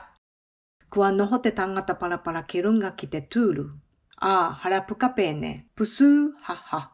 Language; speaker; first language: Māori; non-native, fluent; Japanese